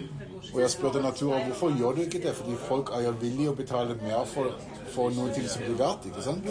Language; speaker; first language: Norwegian; non-native, fluent; German